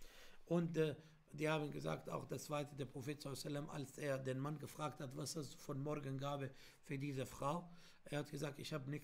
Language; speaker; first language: German; non-native, fluent; Arabic